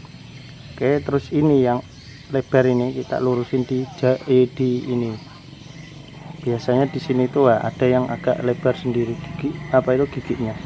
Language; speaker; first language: Indonesian; native; Indonesian